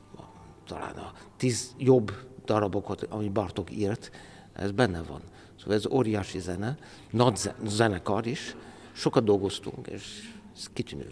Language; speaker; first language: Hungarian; non-native, learner; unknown